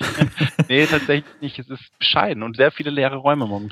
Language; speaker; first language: German; native; German